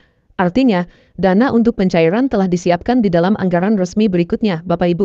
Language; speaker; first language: Indonesian; native; Indonesian